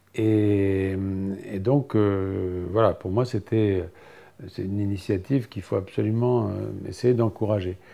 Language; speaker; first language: French; native; French